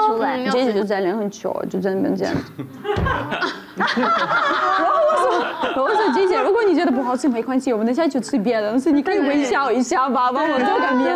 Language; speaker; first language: Chinese; non-native, fluent; Russian